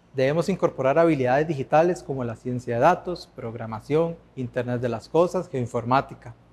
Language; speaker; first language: Spanish; native; Spanish